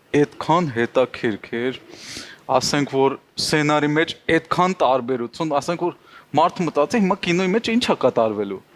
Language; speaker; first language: Armenian; non-native, fluent; Hindi